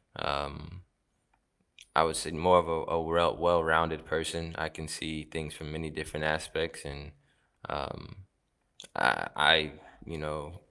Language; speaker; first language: English; native; English